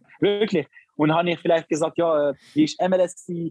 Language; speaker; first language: German; non-native, learner; Albanian